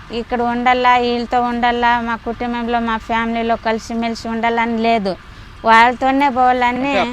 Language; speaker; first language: Telugu; native; Telugu